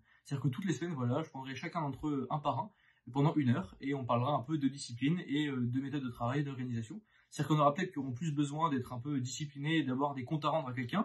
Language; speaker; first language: French; native; French